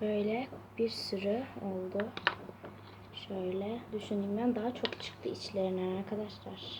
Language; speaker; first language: Turkish; native; Turkish